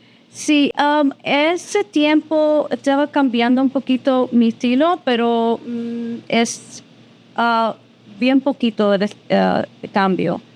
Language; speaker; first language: Spanish; early bilingual, heritage; Spanish